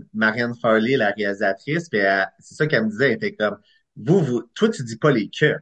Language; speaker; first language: French; native; French